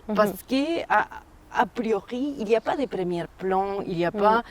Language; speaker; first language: French; non-native, fluent; Spanish